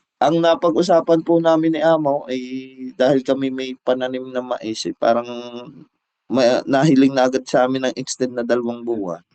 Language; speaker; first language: Filipino; native; Filipino